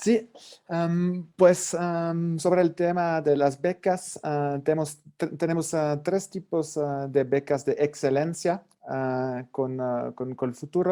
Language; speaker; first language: Spanish; non-native, fluent; French